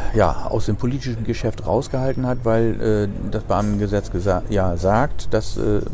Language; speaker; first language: German; native; German